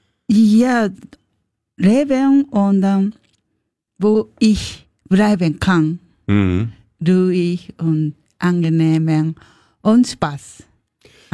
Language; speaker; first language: German; non-native, learner; Japanese